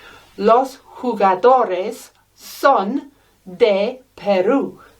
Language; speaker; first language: Spanish; non-native, fluent; English